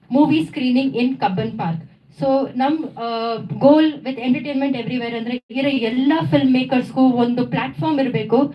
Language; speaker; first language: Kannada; non-native, local second language; Tamil